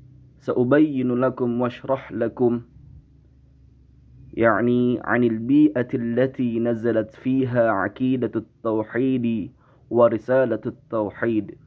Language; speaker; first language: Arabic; non-native, learner; Indonesian